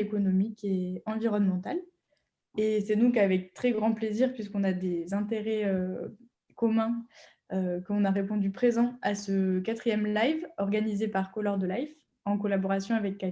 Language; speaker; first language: French; native; French